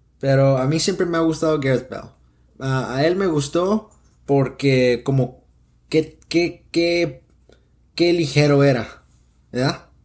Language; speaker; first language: Spanish; early bilingual, heritage; Spanish